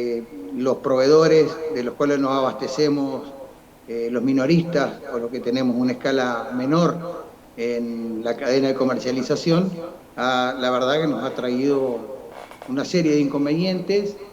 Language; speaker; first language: Spanish; native; Spanish